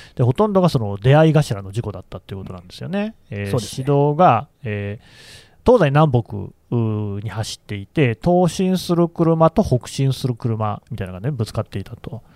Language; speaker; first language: Japanese; native; Japanese